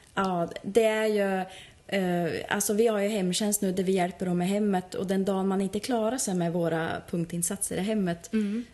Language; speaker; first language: Swedish; native; Swedish